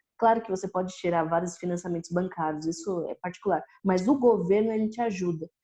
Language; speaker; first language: Portuguese; native; Portuguese